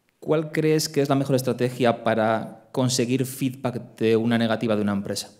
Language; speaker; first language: Spanish; native; Spanish